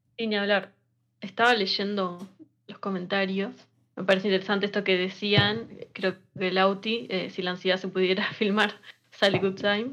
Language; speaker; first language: Spanish; native; Spanish